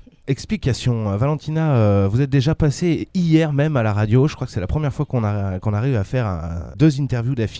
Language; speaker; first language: French; native; French